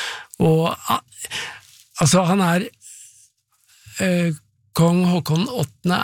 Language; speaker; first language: Norwegian; native; Norwegian